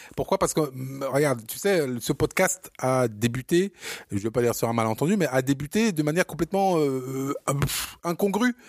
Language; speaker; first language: French; early bilingual, other home language; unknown